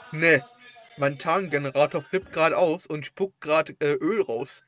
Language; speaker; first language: German; native; German